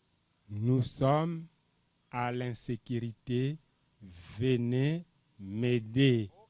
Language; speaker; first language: French; non-native, learner; Lingala